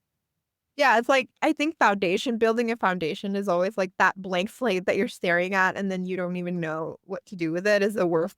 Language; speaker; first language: English; native; English